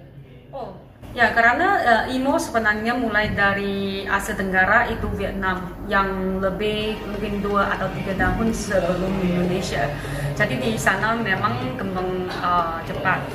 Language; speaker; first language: Indonesian; non-native, learner; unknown